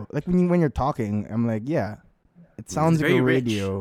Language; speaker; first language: English; non-native, local second language; Filipino